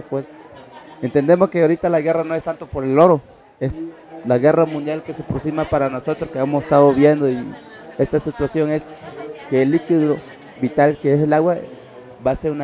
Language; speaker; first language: Spanish; non-native, local second language; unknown